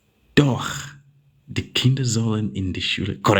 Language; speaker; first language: German; non-native, learner; English